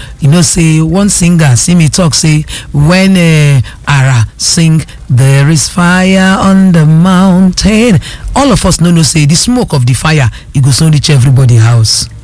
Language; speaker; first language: Nigerian Pidgin; non-native, local second language; Yoruba